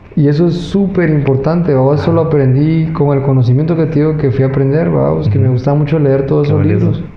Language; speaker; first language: Spanish; native; Spanish